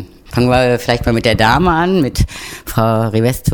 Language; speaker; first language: German; native; German